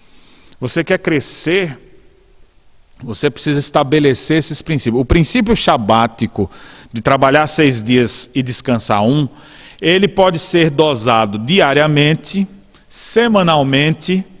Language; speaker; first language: Portuguese; native; Portuguese